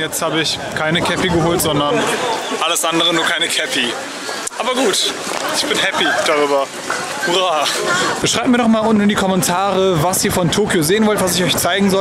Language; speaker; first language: German; native; German